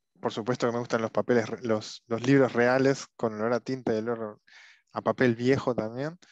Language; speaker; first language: Spanish; native; Spanish